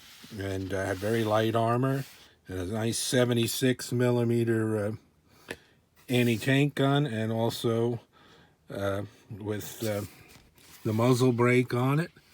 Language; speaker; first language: English; native; English